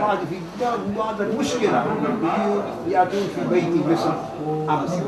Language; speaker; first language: Arabic; non-native, learner; Urdu